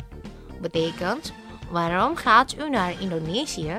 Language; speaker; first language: Dutch; non-native, fluent; Indonesian